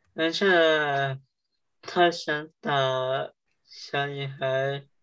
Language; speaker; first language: Chinese; early bilingual, heritage; Chinese